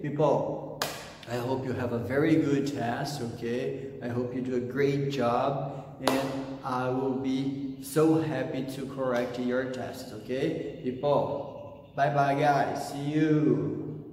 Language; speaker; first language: English; non-native, fluent; Portuguese